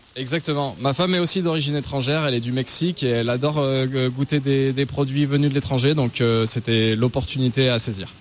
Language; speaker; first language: French; native; French